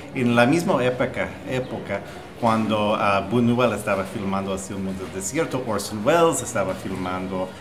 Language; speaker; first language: Spanish; non-native, fluent; English